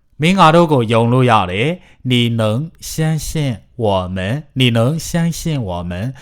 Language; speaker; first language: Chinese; non-native, fluent; Burmese